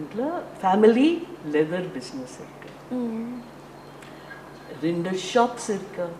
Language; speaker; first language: Tamil; non-native, learner; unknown